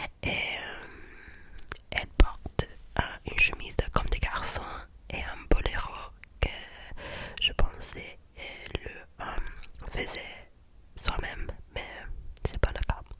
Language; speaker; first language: French; non-native, learner; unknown